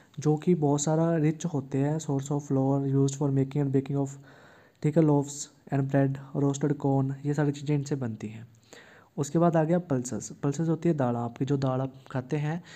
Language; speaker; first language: Hindi; native; Hindi